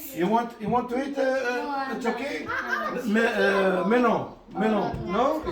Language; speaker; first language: English; non-native, learner; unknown